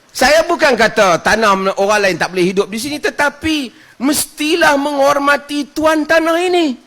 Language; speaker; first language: Malay; native; Malay